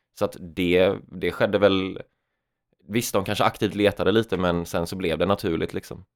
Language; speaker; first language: Swedish; native; Swedish